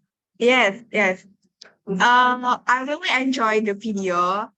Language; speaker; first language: English; non-native, learner; Indonesian